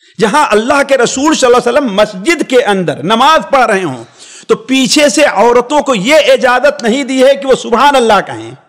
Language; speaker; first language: Urdu; native; Urdu